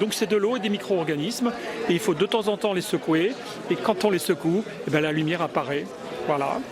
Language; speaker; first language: French; native; French